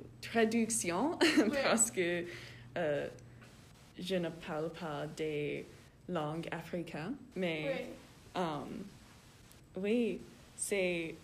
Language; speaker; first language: French; non-native, learner; English